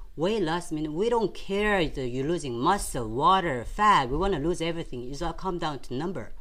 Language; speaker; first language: English; non-native, fluent; Korean